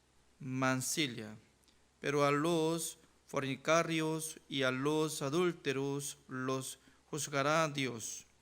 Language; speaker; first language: Spanish; non-native, fluent; Korean